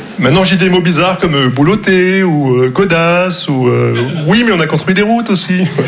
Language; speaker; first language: French; non-native, local second language; Arabic